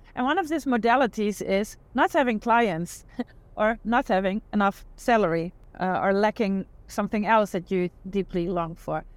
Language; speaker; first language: English; non-native, fluent; Dutch